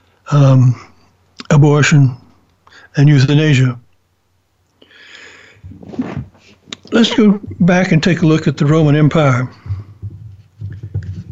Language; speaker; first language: English; native; English